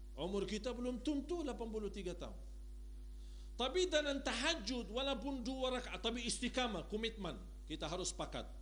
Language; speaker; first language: Indonesian; non-native, fluent; Arabic